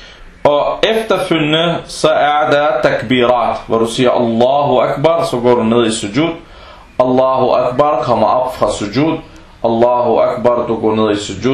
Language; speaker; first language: Danish; non-native, fluent; Arabic